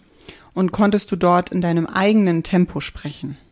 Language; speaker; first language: German; native; German